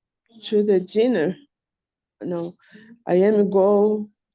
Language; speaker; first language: English; non-native, learner; Portuguese